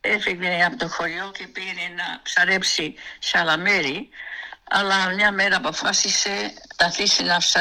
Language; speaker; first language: Greek; early bilingual, heritage; Greek